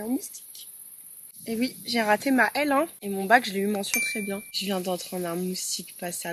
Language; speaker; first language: French; native; French